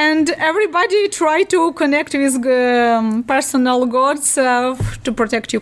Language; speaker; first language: English; non-native, learner; Ukrainian